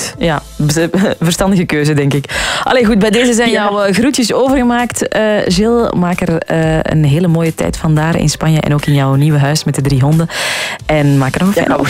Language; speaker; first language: Dutch; native; Dutch